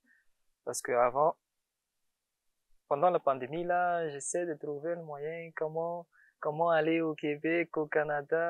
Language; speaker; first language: French; non-native, local second language; Malagasy